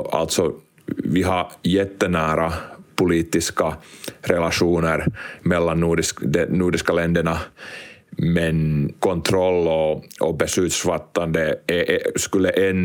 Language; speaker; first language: Swedish; non-native, local second language; Finnish